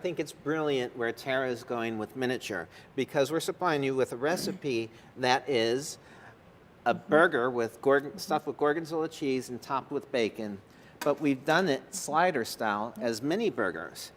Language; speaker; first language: English; native; English